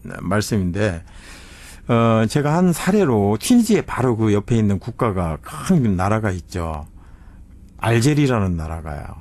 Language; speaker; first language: Korean; native; Korean